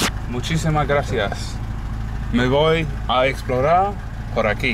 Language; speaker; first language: Spanish; non-native, learner; English